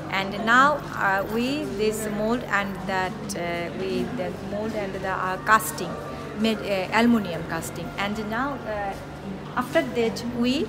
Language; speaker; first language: English; non-native, learner; Bangla